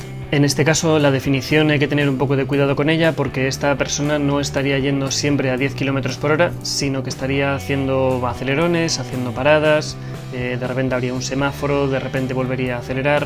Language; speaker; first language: Spanish; native; Spanish